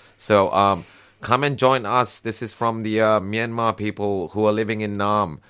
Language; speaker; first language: English; non-native, local second language; Malay